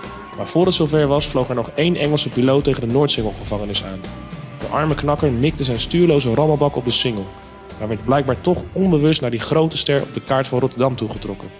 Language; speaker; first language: Dutch; native; Dutch